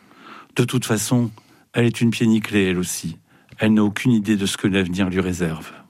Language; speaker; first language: French; native; French